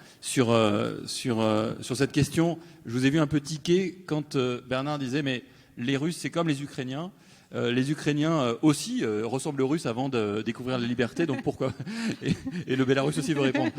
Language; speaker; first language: French; native; French